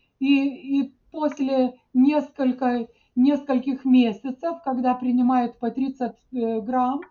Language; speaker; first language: Russian; non-native, fluent; Lithuanian